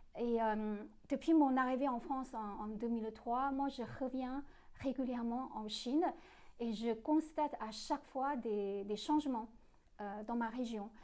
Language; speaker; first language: French; non-native, fluent; Chinese